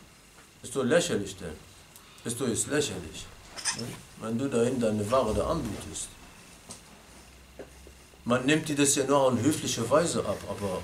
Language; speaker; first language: German; non-native, fluent; Arabic